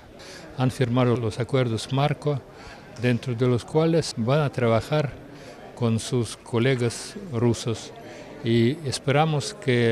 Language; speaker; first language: Spanish; non-native, fluent; Russian